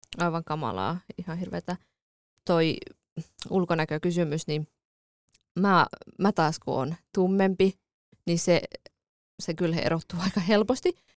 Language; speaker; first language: Finnish; early bilingual, other home language; Kurdish